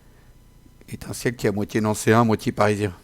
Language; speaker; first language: French; native; French